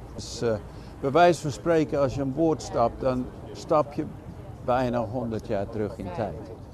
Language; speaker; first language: Dutch; native; Dutch